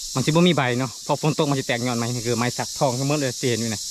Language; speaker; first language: Thai; non-native, local second language; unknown